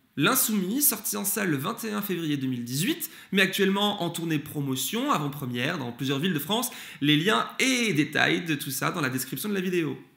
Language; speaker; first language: French; early bilingual, other home language; Turkish